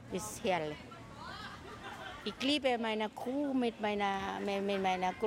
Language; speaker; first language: German; non-native, learner; Thai